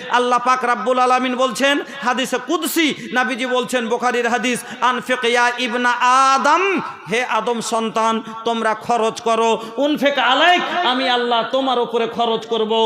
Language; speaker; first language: Bangla; non-native, local second language; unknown